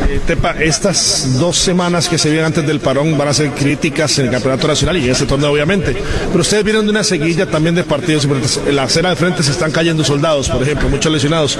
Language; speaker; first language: Spanish; native; Spanish